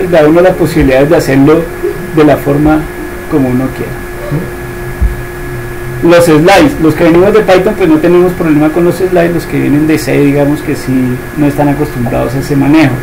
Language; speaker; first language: Spanish; native; Spanish